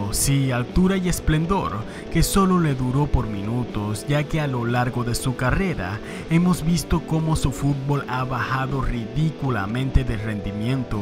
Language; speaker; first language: Spanish; native; Spanish